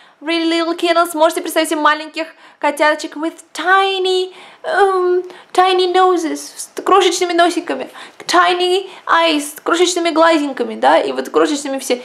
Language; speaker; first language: Russian; native; Russian